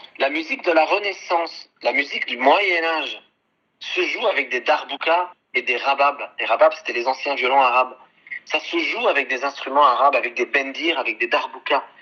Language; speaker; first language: French; early bilingual, other home language; Arabic